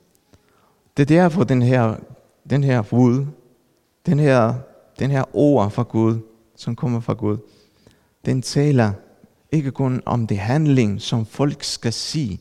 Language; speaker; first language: Danish; non-native, fluent; Spanish